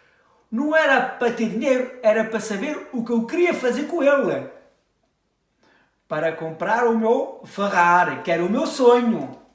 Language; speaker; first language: Portuguese; early bilingual, heritage; French